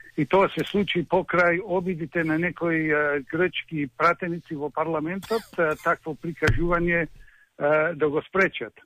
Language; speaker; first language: Macedonian; early bilingual, heritage; Macedonian